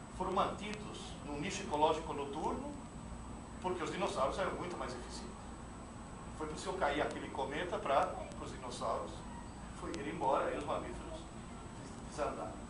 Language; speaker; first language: Portuguese; non-native, fluent; Italian